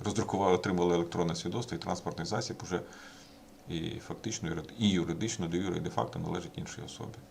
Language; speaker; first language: Ukrainian; native; Ukrainian